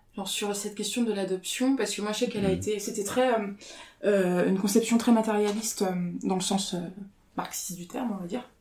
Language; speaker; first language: French; native; French